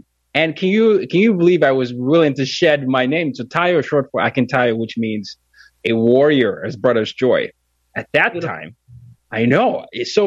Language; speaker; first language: English; non-native, local second language; Yoruba